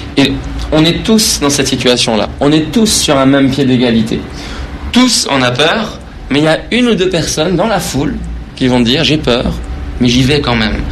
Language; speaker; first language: French; non-native, fluent; Persian